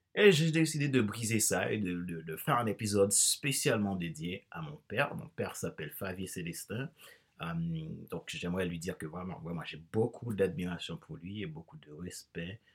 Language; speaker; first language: French; non-native, local second language; Haitian Creole